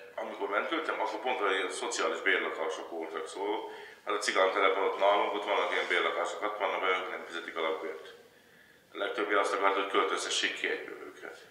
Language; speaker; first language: Hungarian; native; Hungarian